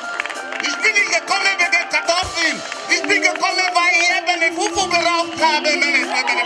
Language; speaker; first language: German; non-native, fluent; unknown